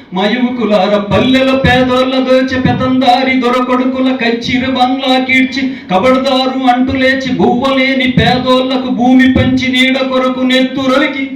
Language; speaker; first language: Telugu; non-native, local second language; Koya